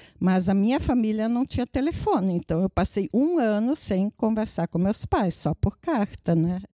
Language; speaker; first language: Portuguese; native; Portuguese